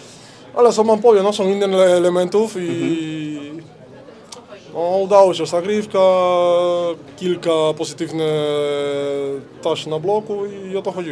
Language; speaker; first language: Polish; non-native, learner; Spanish